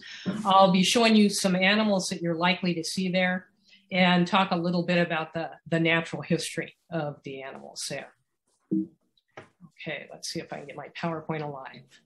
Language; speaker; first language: English; native; English